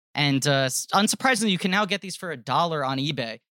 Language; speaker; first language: English; native; English